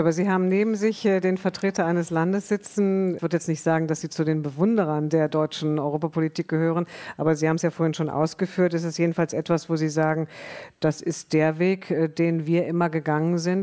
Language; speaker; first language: German; native; German